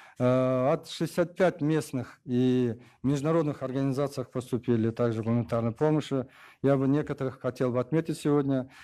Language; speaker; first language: Russian; non-native, local second language; Kyrgyz